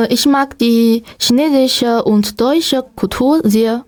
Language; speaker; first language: German; non-native, learner; Chinese